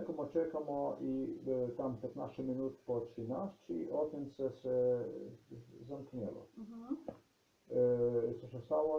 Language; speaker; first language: Polish; non-native, learner; Slovenian